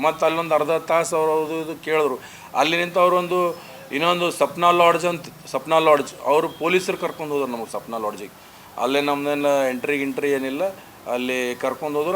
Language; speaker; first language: Kannada; native; Kannada